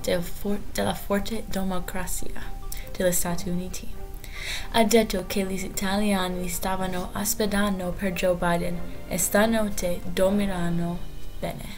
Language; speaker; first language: Italian; non-native, learner; English